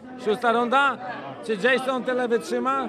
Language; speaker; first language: Polish; native; Polish